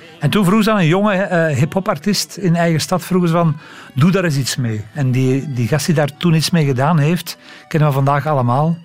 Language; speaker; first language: Dutch; native; Dutch